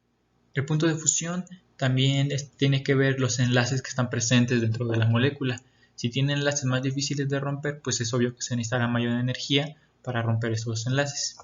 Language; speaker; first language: Spanish; native; Spanish